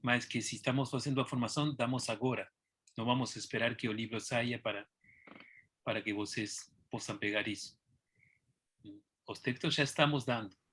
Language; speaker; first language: Portuguese; non-native, fluent; Spanish